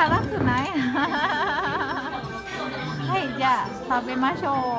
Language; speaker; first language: Japanese; non-native, learner; Indonesian